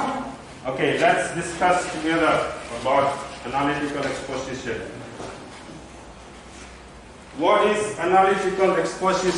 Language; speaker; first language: English; non-native, fluent; Indonesian